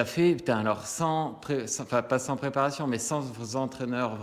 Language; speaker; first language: French; native; French